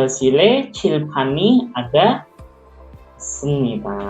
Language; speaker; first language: Korean; non-native, local second language; Indonesian